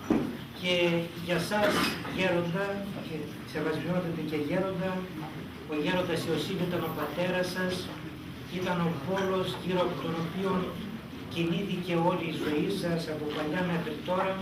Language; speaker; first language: Greek; native; Greek